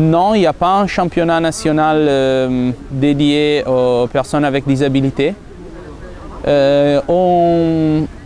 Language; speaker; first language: French; non-native, fluent; Italian